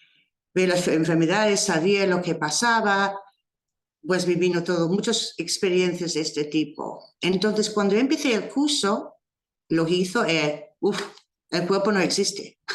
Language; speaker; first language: Spanish; non-native, fluent; English